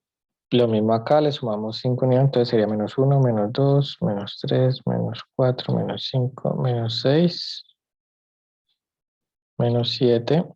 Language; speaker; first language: Spanish; native; Spanish